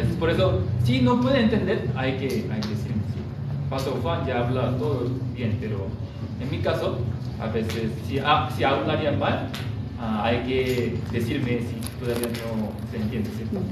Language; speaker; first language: Spanish; non-native, fluent; Korean